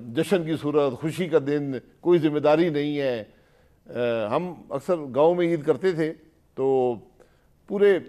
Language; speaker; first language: Urdu; non-native, local second language; Punjabi